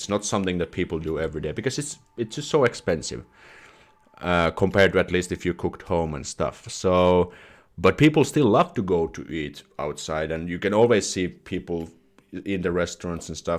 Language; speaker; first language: English; non-native, fluent; Finnish